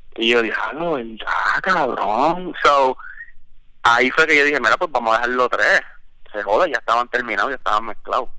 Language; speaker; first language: Spanish; early bilingual, heritage; Spanish